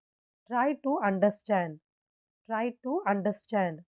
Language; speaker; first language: English; non-native, local second language; Tamil